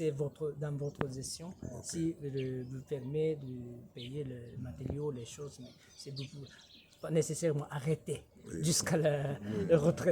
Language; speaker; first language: French; non-native, fluent; Japanese